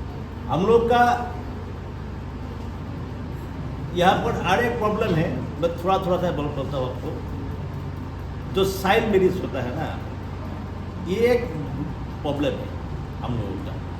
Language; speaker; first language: Hindi; non-native, local second language; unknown